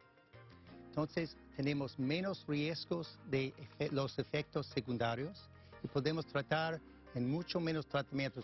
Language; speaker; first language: Spanish; non-native, fluent; English